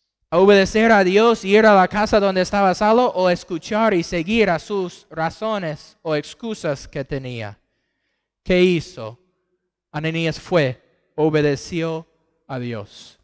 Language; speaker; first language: Spanish; non-native, fluent; English